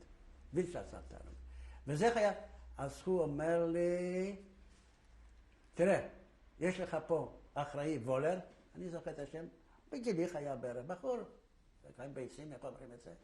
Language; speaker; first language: Hebrew; non-native, fluent; Yiddish